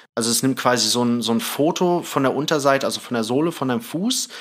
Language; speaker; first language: German; early bilingual, other home language; Thai